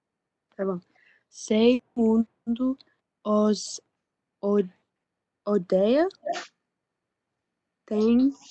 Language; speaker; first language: Portuguese; early bilingual, heritage; English